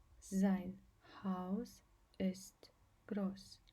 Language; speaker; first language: German; non-native, fluent; Ukrainian